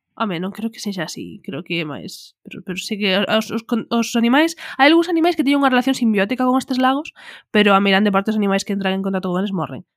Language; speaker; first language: Galician; non-native, local second language; Spanish